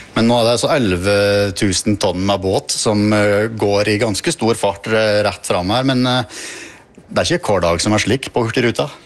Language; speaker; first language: Norwegian; native; Norwegian